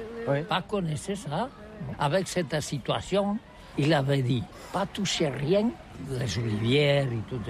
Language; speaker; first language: French; non-native, learner; Catalan